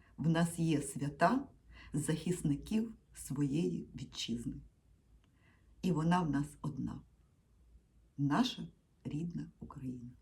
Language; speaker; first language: Ukrainian; non-native, local second language; Russian